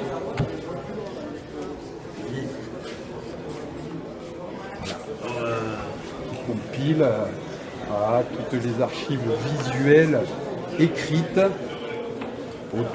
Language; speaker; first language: French; native; French